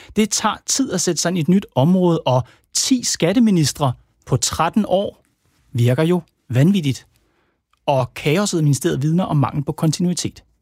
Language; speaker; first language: Danish; native; Danish